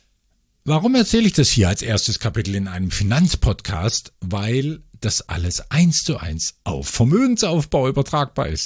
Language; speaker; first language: German; native; German